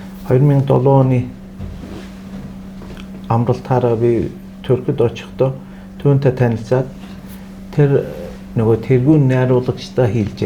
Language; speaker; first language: Mongolian; non-native, fluent; Turkish